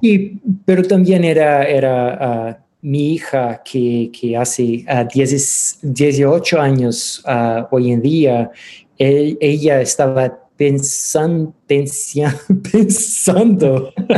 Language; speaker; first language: Spanish; non-native, learner; English